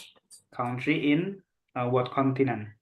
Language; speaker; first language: English; non-native, local second language; Indonesian